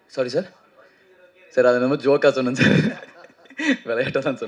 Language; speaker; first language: Tamil; native; Tamil